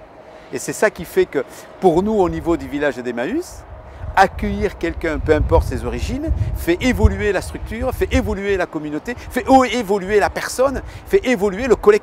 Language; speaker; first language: French; native; French